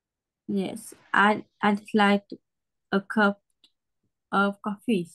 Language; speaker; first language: English; non-native, learner; Vietnamese